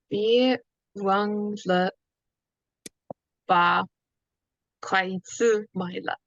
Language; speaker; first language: Chinese; non-native, learner; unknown